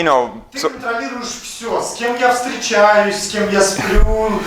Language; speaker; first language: Russian; native; Russian